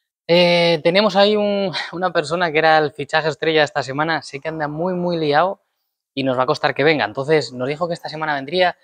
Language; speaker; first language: Spanish; native; Spanish